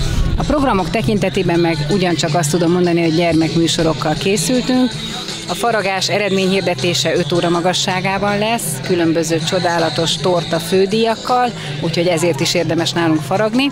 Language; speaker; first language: Hungarian; native; Hungarian